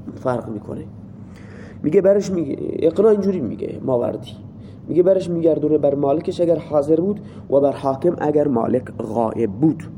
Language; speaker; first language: Persian; non-native, local second language; Baluchi